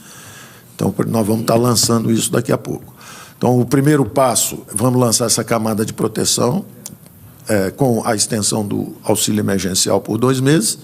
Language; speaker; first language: Portuguese; native; Portuguese